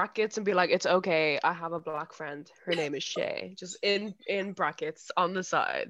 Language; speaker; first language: English; native; English